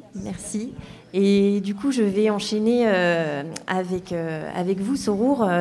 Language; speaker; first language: French; native; French